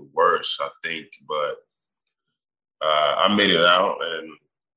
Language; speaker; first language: English; non-native, local second language; Igbo